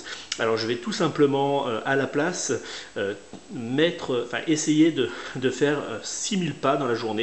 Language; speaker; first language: French; native; French